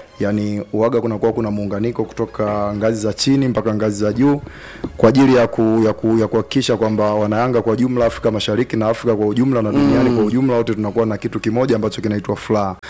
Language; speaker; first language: Swahili; native; Swahili